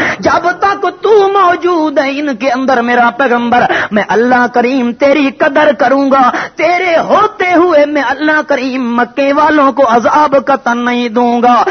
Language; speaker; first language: Urdu; non-native, local second language; Punjabi